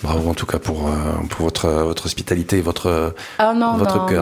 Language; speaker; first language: French; native; French